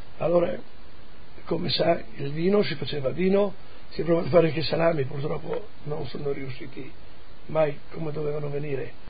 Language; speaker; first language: Italian; non-native, local second language; Friulian